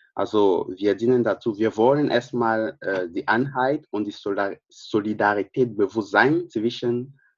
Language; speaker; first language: German; non-native, fluent; French